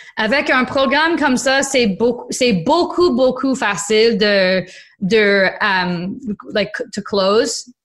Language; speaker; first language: French; non-native, local second language; English